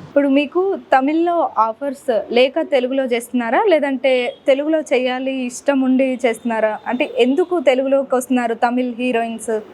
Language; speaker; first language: Telugu; native; Telugu